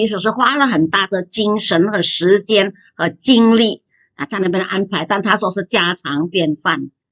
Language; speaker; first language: Chinese; non-native, fluent; Indonesian